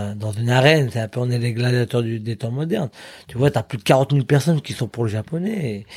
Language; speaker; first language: French; native; French